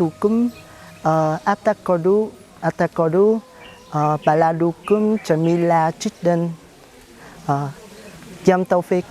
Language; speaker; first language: Arabic; non-native, learner; Vietnamese